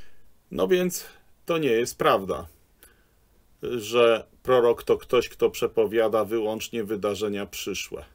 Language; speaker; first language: Polish; native; Polish